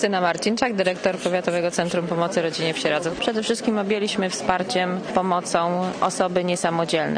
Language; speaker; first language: Polish; native; Polish